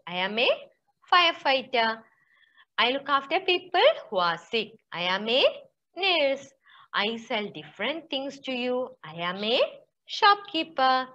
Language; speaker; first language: English; non-native, local second language; Malayalam